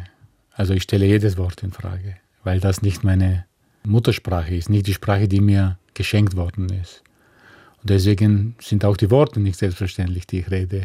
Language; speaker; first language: German; non-native, fluent; Bulgarian